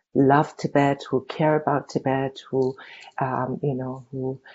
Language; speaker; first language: English; non-native, local second language; Tibetan